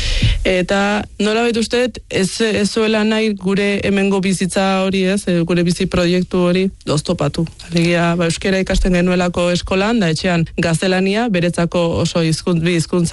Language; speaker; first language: Basque; native; Basque